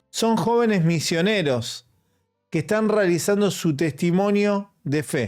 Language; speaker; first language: Spanish; native; Spanish